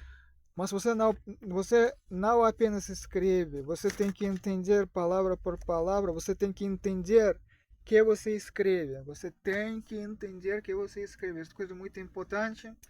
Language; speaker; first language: Portuguese; non-native, fluent; Russian